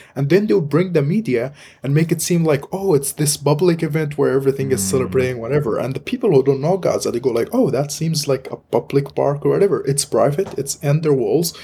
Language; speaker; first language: English; non-native, fluent; Arabic